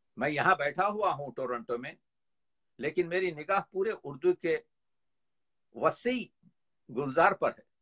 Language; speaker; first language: Urdu; native; Urdu